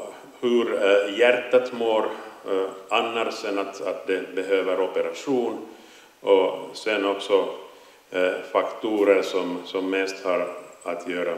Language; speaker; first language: Swedish; non-native, local second language; Finnish